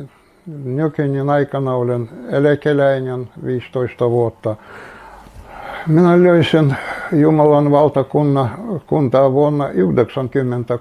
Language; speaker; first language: Finnish; non-native, learner; Russian